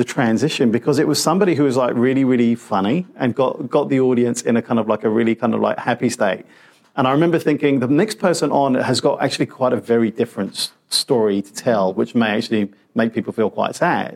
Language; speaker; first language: English; non-native, local second language; Punjabi